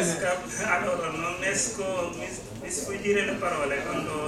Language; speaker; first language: Italian; non-native, learner; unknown